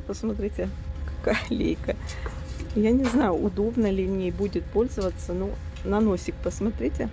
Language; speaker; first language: Russian; native; Russian